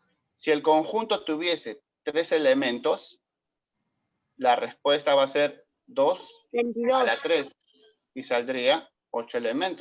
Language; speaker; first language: Spanish; native; Spanish